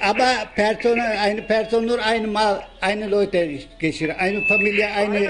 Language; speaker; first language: German; non-native, learner; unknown